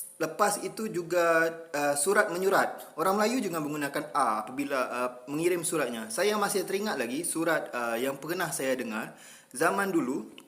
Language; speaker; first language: Malay; native; Malay